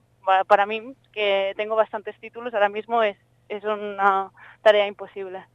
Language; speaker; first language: Spanish; native; Spanish